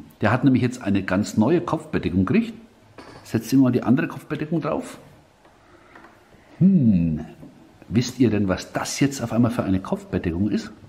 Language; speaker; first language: German; native; German